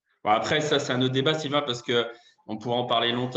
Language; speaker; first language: French; native; French